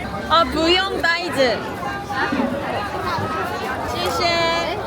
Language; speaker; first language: Chinese; non-native, learner; Korean